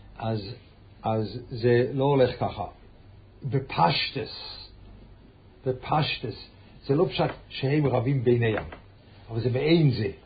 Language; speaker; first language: Hebrew; non-native, fluent; English